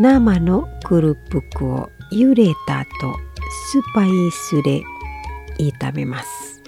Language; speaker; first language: Japanese; non-native, fluent; Indonesian